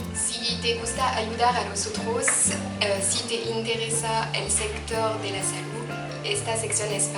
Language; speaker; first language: Spanish; non-native, learner; French